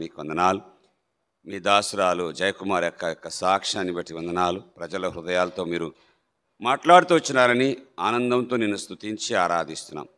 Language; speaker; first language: Telugu; non-native, local second language; Malayalam